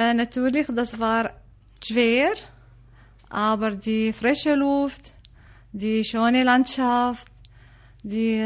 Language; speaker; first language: German; non-native, learner; Arabic